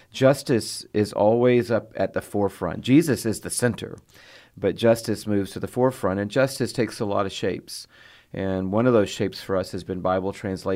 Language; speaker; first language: English; native; English